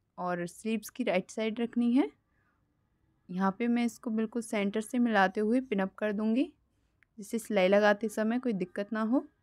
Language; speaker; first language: Hindi; native; Hindi